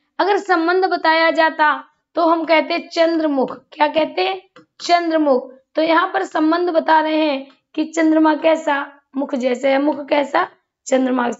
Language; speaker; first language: Hindi; native; Hindi